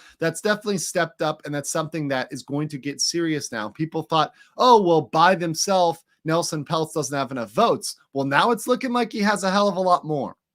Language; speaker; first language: English; native; English